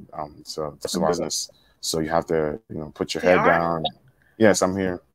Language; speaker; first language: English; native; English